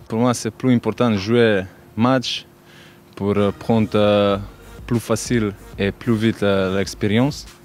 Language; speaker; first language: French; non-native, learner; Macedonian